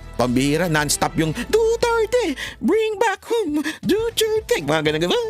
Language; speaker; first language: Filipino; native; Filipino